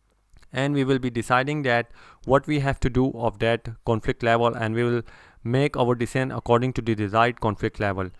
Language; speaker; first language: English; non-native, local second language; Urdu